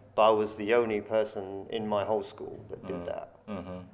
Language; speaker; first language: English; native; English